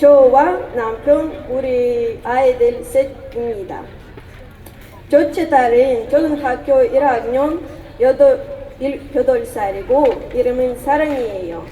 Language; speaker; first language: Korean; non-native, learner; Russian